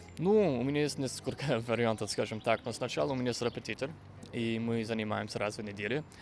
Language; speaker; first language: Russian; non-native, fluent; English